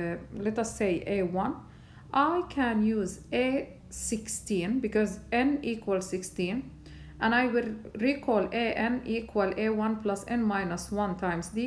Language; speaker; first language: English; non-native, fluent; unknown